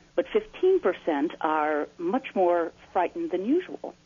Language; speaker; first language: English; native; English